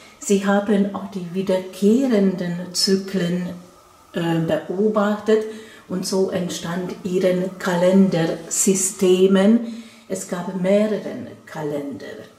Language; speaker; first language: German; non-native, fluent; Hungarian